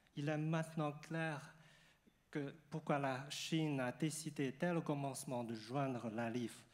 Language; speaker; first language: French; non-native, fluent; Chinese